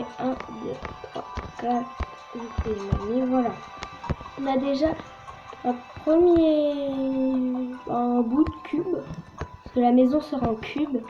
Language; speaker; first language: French; native; French